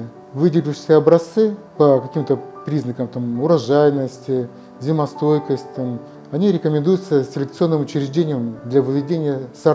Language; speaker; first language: Russian; native; Russian